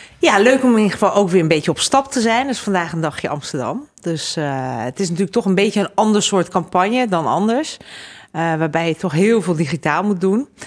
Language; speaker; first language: Dutch; early bilingual, other home language; Hungarian